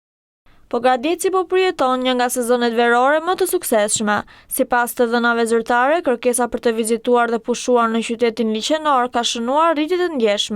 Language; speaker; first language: Albanian; native; Albanian